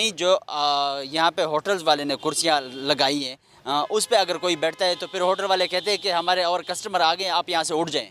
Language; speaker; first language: Urdu; non-native, local second language; Pashto